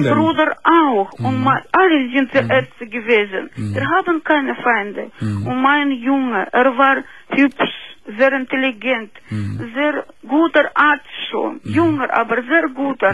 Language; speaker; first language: German; non-native, fluent; Russian